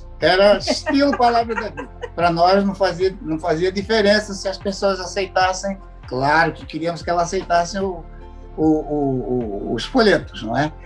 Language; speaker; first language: Portuguese; native; Portuguese